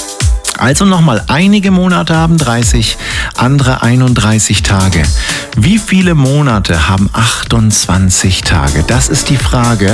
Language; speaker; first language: German; native; German